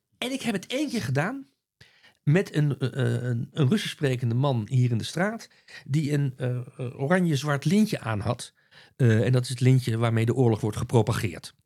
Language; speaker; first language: Dutch; native; Dutch